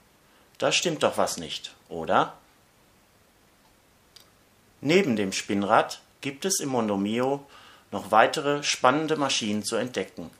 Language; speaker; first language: German; native; German